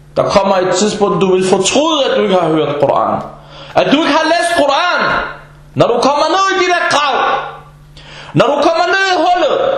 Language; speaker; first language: Danish; non-native, fluent; Arabic